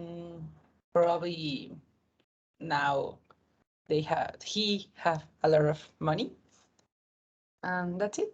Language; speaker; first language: English; non-native, learner; Spanish